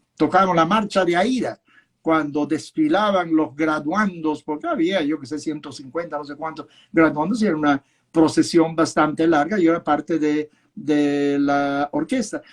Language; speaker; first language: Spanish; early bilingual, other home language; Yiddish